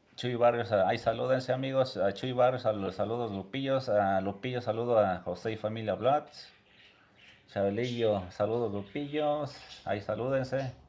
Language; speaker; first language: Spanish; native; Spanish